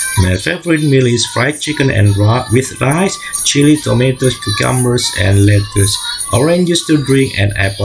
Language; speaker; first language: English; non-native, learner; Indonesian